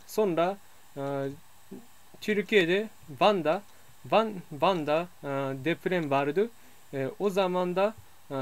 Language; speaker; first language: Turkish; non-native, learner; Japanese